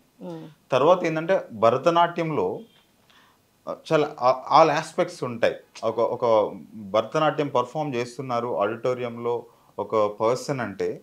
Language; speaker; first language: Telugu; native; Telugu